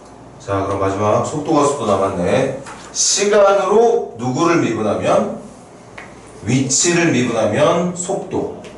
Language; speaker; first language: Korean; native; Korean